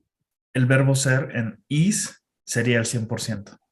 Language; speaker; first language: Spanish; non-native, fluent; English